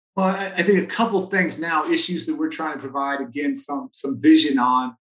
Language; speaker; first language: English; native; English